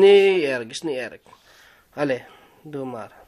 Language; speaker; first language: Dutch; non-native, learner; Filipino